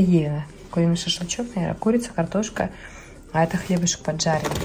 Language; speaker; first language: Russian; native; Russian